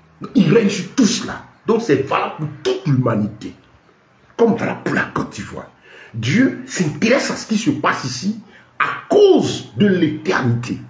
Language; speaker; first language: French; native; French